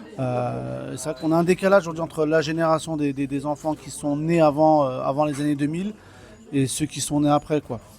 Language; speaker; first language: French; early bilingual, other home language; Kabyle